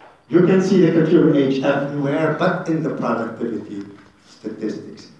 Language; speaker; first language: English; non-native, fluent; Arabic